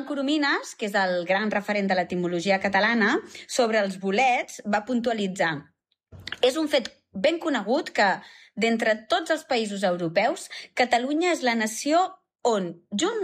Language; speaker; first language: Catalan; native; Catalan